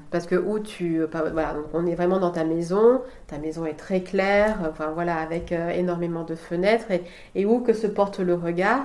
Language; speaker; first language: French; native; French